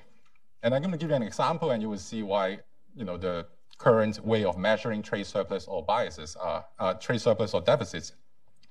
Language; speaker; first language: English; non-native, local second language; Cantonese